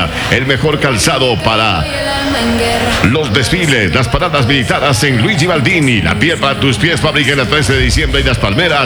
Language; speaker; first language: Spanish; native; Spanish